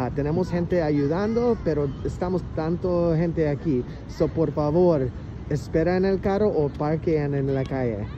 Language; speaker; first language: Spanish; non-native, learner; English